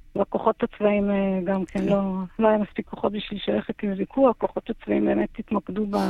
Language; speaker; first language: Hebrew; native; Hebrew